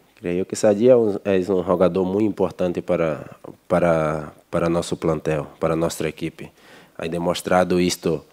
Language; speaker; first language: Spanish; non-native, learner; Portuguese